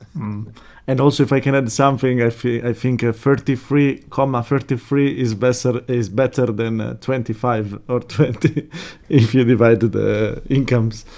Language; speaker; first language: English; non-native, fluent; Italian